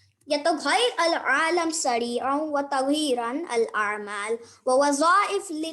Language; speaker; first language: Arabic; non-native, learner; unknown